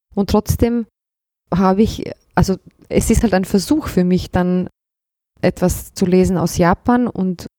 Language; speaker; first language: German; early bilingual, other home language; Bosnian